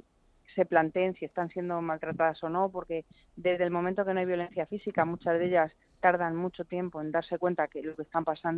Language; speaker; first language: Spanish; native; Spanish